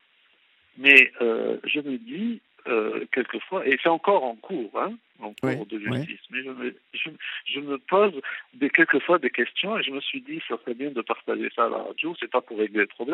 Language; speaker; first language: French; non-native, local second language; Arabic